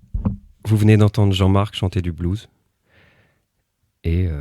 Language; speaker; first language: French; native; French